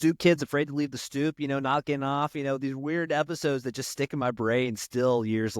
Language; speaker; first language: English; native; English